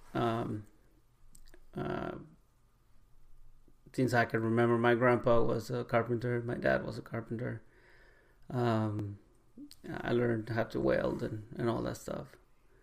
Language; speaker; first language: English; non-native, fluent; Spanish